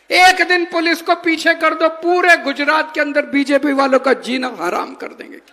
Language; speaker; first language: Hindi; native; Hindi